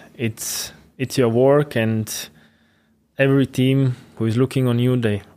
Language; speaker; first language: English; non-native, fluent; Latvian